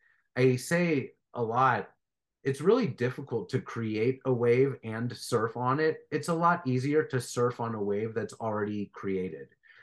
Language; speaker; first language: English; native; English